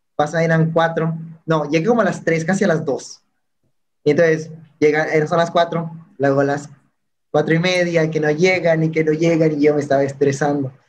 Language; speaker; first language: Spanish; native; Spanish